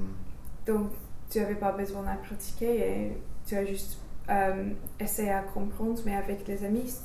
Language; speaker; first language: French; non-native, learner; English